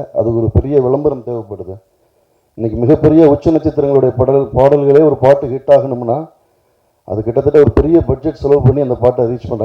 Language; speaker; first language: Tamil; native; Tamil